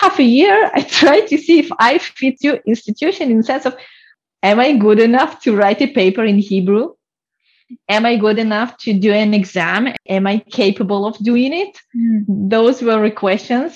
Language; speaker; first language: English; non-native, fluent; Russian